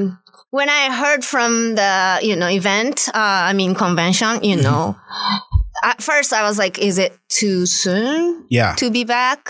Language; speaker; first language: English; non-native, fluent; Japanese